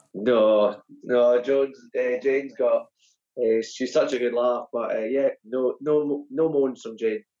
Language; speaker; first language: English; native; English